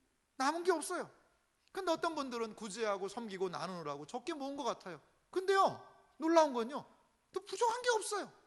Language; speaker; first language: Korean; native; Korean